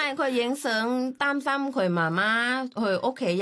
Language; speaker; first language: Cantonese; non-native, learner; Thai